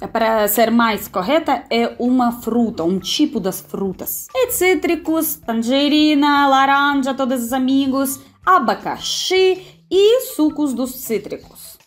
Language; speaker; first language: Portuguese; non-native, fluent; Russian